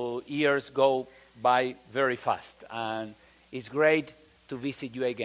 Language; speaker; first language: English; non-native, fluent; Spanish